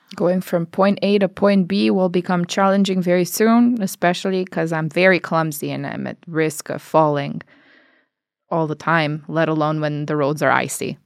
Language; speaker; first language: English; non-native, fluent; Albanian